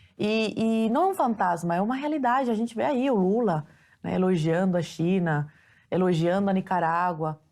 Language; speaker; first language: Portuguese; early bilingual, other home language; Spanish